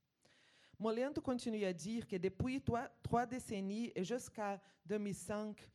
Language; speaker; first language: French; non-native, fluent; Portuguese